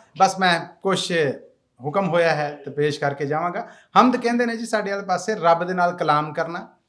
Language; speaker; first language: Punjabi; native; Punjabi